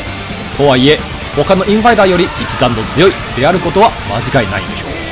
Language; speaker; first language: Japanese; non-native, fluent; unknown